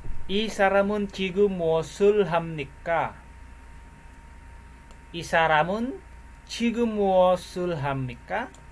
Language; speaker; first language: Korean; non-native, learner; Filipino